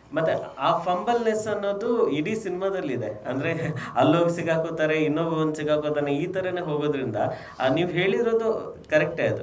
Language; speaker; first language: Kannada; native; Kannada